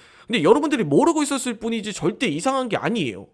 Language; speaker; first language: Korean; native; Korean